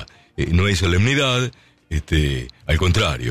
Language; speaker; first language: Spanish; native; Spanish